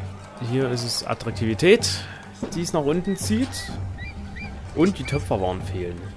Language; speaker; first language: German; native; German